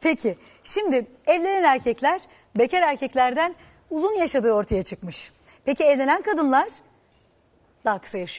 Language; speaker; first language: Turkish; native; Turkish